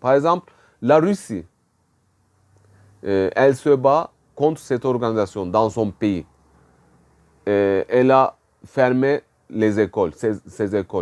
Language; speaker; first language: French; non-native, fluent; Turkish